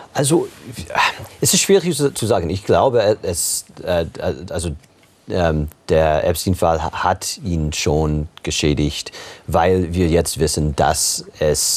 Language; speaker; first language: German; non-native, fluent; English